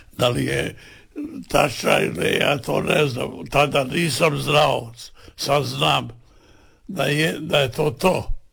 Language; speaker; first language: Serbian; native; Serbian